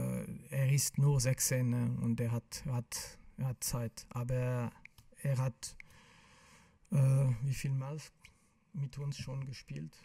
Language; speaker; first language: German; non-native, local second language; French